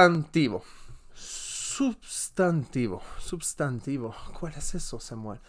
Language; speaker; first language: Spanish; non-native, learner; French